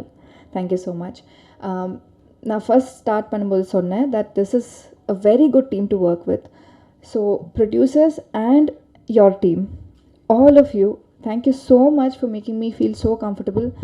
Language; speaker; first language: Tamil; non-native, learner; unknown